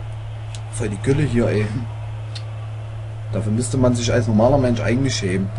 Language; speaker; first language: German; native; German